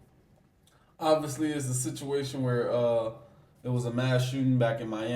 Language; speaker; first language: English; native; English